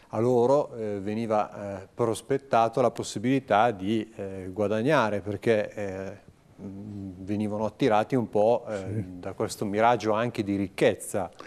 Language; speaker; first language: Italian; native; Italian